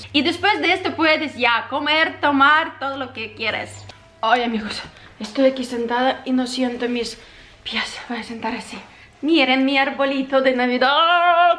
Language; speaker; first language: Spanish; non-native, fluent; Ukrainian